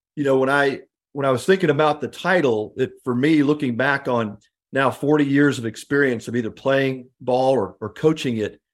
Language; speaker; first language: English; native; English